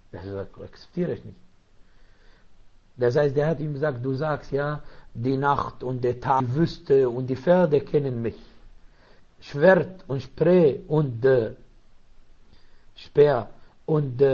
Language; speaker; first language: German; non-native, fluent; Arabic